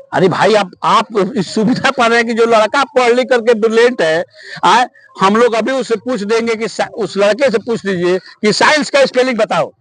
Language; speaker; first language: Hindi; native; Hindi